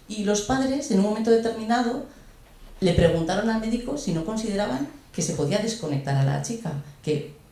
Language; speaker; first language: Spanish; native; Spanish